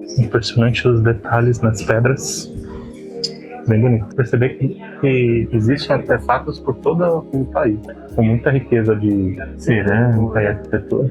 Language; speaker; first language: Portuguese; native; Portuguese